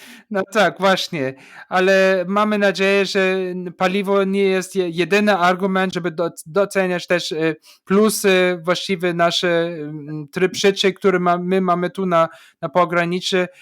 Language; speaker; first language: Polish; non-native, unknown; German